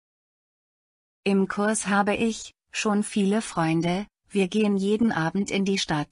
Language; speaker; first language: German; non-native, learner; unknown